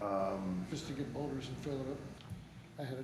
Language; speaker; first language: English; native; English